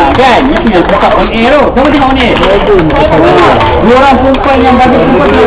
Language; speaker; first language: Malay; native; Malay